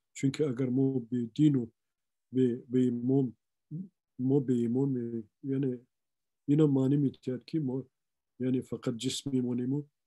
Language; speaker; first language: Persian; non-native, local second language; Shughni